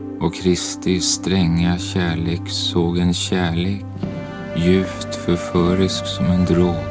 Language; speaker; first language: Swedish; native; Swedish